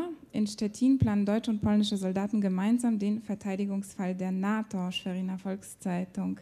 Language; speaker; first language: German; non-native, fluent; Polish